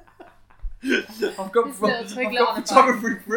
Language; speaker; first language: English; native; English